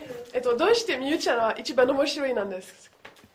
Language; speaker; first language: Japanese; non-native, learner; French